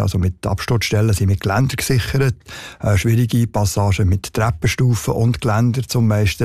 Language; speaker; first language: German; native; German